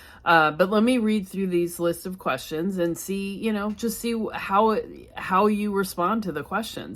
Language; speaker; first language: English; native; English